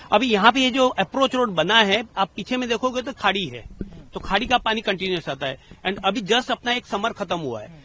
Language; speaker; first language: Hindi; non-native, local second language; Gujarati